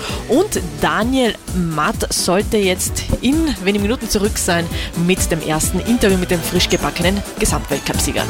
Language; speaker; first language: German; native; German